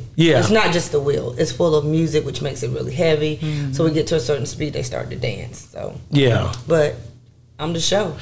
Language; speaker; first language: English; native; English